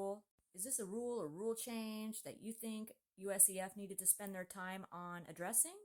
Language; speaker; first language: English; native; English